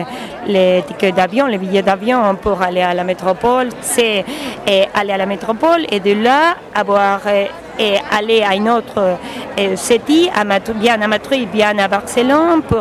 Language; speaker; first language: French; non-native, learner; Spanish